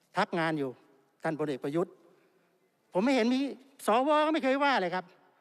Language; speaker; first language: Thai; native; Thai